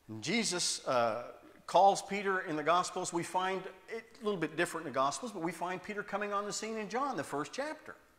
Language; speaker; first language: English; native; English